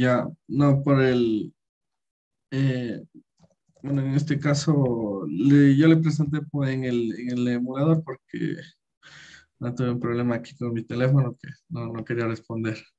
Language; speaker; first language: Spanish; native; Spanish